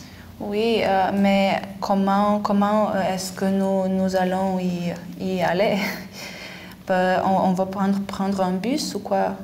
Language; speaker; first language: French; non-native, fluent; Lithuanian